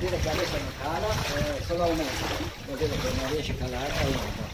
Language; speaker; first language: Italian; native; Italian